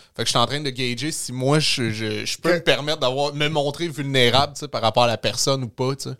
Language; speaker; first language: French; native; French